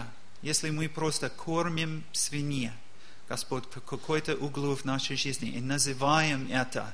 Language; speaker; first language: Russian; non-native, learner; English